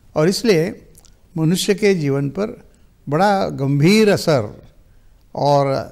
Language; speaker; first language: Hindi; non-native, local second language; Marathi